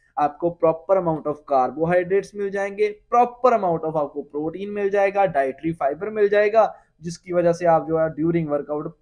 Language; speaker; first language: Hindi; non-native, local second language; Punjabi